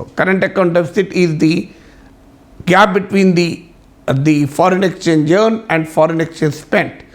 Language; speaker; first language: English; non-native, local second language; Telugu